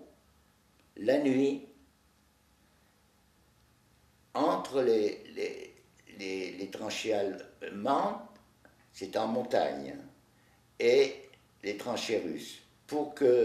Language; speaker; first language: French; native; French